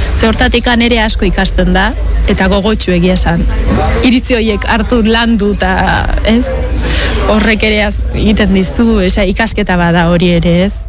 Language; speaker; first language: Basque; early bilingual, other home language; Sidamo